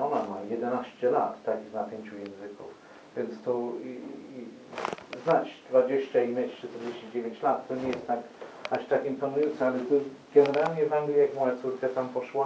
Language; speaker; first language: Polish; non-native, fluent; English